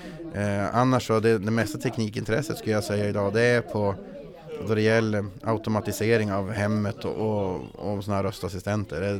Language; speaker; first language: Swedish; native; Swedish